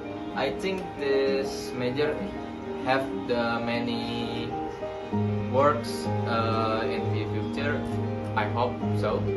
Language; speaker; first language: English; non-native, learner; Indonesian